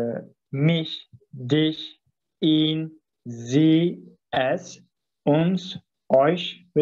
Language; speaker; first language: German; non-native, learner; Turkish